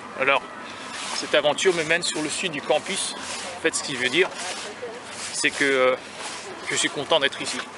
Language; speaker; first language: French; native; French